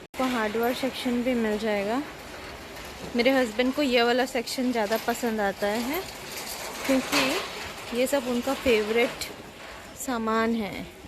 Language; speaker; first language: Hindi; non-native, local second language; Bangla